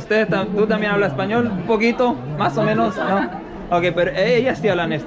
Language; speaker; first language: Spanish; early bilingual, heritage; Spanish